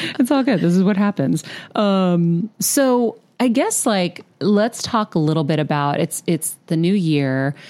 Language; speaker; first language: English; early bilingual, other home language; Greek